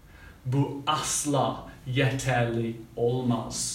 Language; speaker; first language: Turkish; non-native, fluent; English